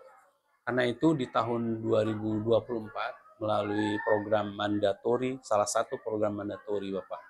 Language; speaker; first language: Indonesian; native; Indonesian